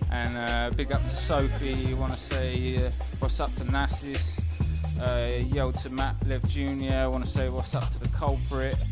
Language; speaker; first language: English; native; English